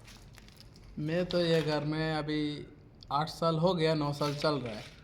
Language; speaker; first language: Hindi; non-native, fluent; Bangla